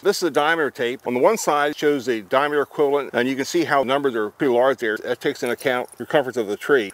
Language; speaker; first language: English; native; English